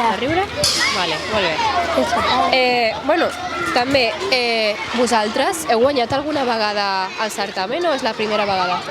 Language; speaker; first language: Catalan; native; Catalan